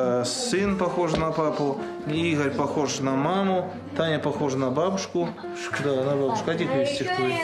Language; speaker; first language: Russian; native; Russian